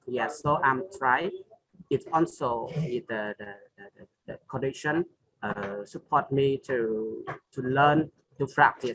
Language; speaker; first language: English; non-native, learner; Khmer